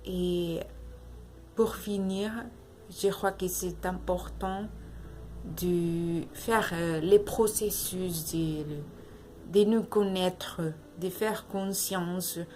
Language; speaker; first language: French; non-native, learner; Spanish